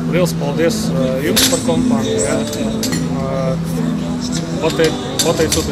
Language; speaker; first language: Latvian; native; Latvian